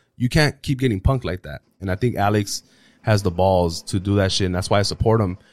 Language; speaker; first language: English; early bilingual, other home language; Spanish